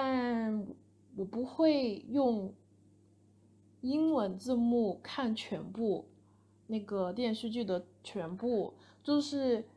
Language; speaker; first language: Chinese; non-native, fluent; English